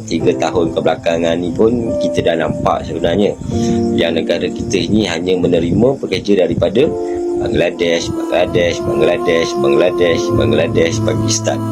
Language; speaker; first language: Malay; native; Malay